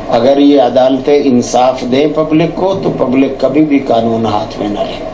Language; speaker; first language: Urdu; non-native, local second language; Punjabi